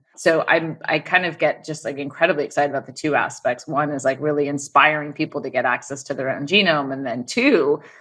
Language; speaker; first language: English; native; English